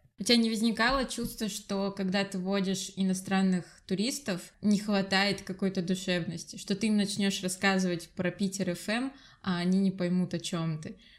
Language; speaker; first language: Russian; native; Russian